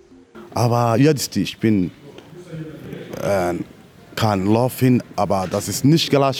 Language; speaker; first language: German; non-native, learner; Somali